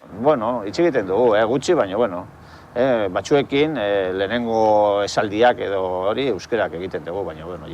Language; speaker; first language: Basque; non-native, local second language; Spanish